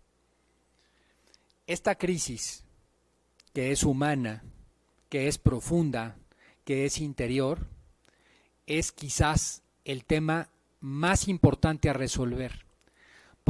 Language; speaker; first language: Spanish; native; Spanish